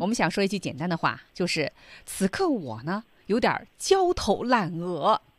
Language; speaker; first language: Chinese; native; Chinese